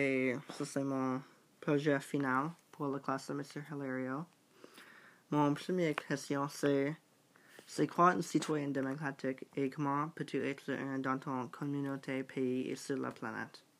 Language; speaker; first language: French; non-native, learner; English